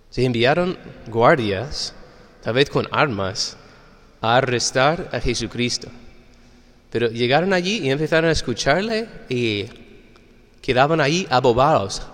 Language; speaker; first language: Spanish; non-native, fluent; English